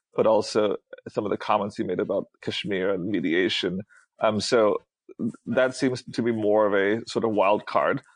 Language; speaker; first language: English; early bilingual, other home language; Hindi